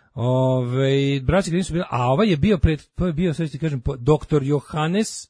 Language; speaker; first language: Serbian; native; Serbian